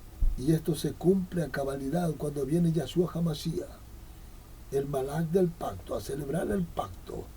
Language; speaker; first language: Spanish; native; Spanish